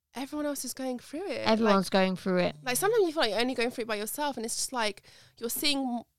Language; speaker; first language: English; early bilingual, other home language; Arabic